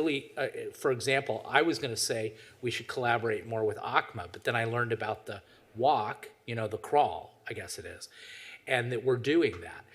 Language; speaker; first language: English; native; English